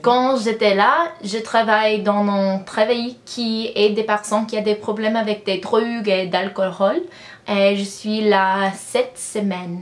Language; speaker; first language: French; non-native, learner; English